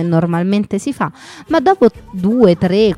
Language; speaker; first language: Italian; native; Italian